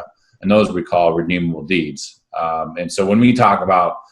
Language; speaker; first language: English; native; English